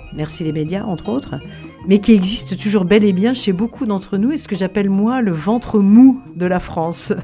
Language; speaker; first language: French; native; French